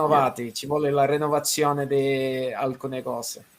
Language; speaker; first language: Italian; non-native, learner; English